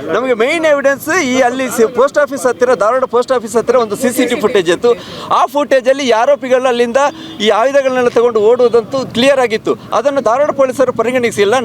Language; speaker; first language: Kannada; native; Kannada